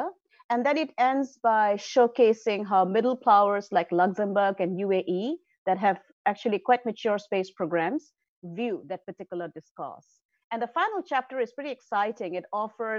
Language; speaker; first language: English; non-native, local second language; Assamese